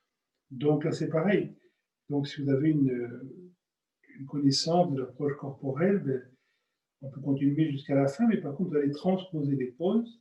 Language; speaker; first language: French; native; French